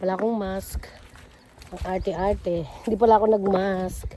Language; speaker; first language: Filipino; native; Filipino